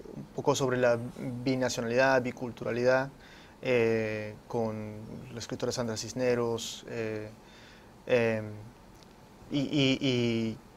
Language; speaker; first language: Spanish; early bilingual, heritage; Spanish